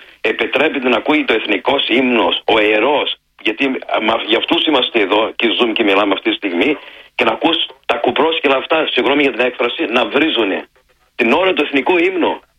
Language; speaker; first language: Greek; early bilingual, heritage; Greek